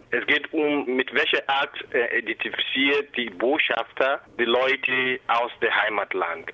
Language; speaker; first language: German; non-native, fluent; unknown